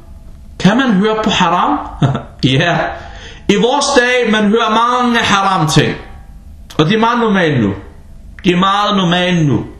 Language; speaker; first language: Danish; non-native, fluent; Arabic